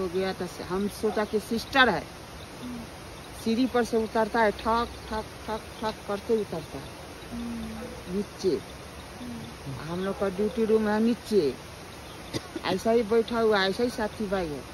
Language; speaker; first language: Hindi; non-native, local second language; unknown